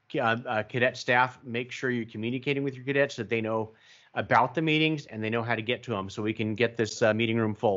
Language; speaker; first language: English; native; English